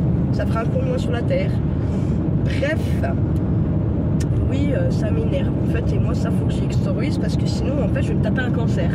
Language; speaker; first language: French; native; French